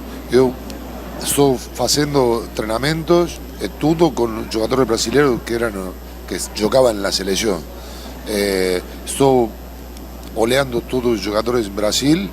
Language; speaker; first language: Portuguese; non-native, learner; Spanish